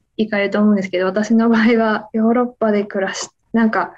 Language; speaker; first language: Japanese; native; Japanese